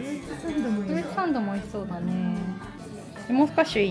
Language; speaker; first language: Japanese; native; Japanese